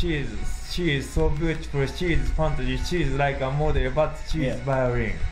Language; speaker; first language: English; non-native, learner; Japanese